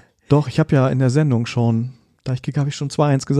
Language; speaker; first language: German; native; German